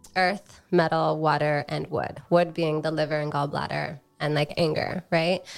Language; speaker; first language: English; native; English